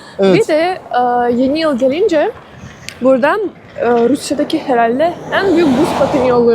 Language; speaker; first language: Turkish; non-native, fluent; Russian